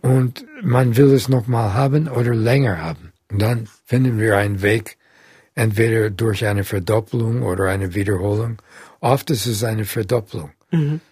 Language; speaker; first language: German; non-native, fluent; English